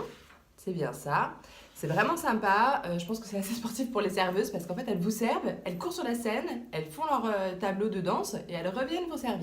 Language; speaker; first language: French; native; French